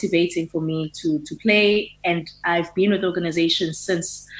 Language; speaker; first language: English; non-native, local second language; Xhosa